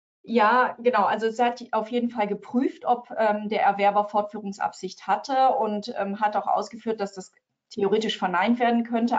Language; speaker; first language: German; native; German